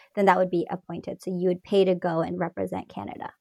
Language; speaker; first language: English; native; English